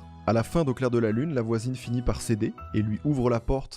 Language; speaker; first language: French; native; French